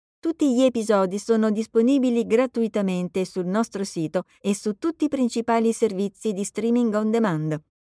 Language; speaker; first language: Italian; native; Italian